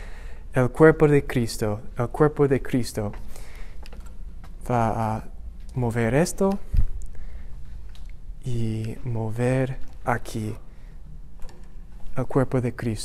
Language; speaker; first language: Spanish; non-native, learner; English